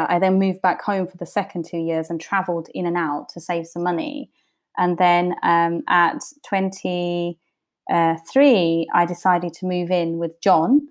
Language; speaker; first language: English; early bilingual, other home language; Bosnian